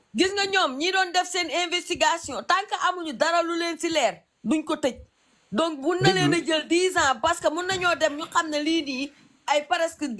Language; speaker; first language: Wolof; native; Wolof